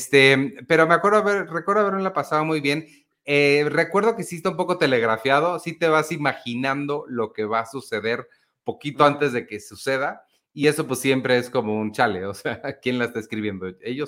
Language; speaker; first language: Spanish; native; Spanish